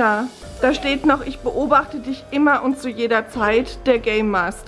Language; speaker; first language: German; native; German